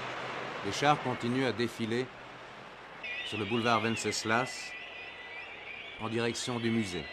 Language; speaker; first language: French; native; French